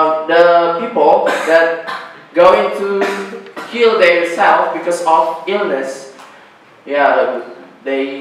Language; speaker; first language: English; non-native, learner; Indonesian